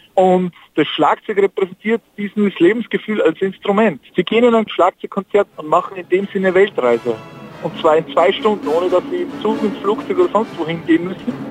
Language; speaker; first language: German; native; German